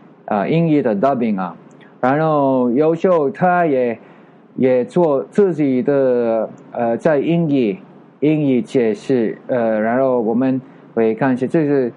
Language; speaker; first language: Chinese; non-native, learner; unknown